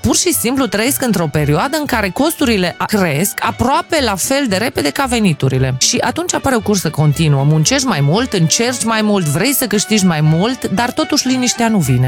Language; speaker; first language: Romanian; native; Romanian